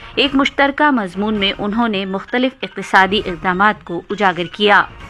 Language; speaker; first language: Urdu; native; Urdu